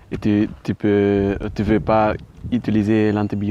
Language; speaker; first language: French; non-native, learner; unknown